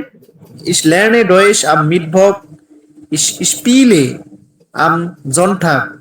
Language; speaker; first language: German; non-native, learner; Bangla